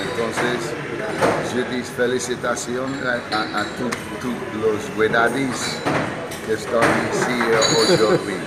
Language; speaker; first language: French; non-native, learner; English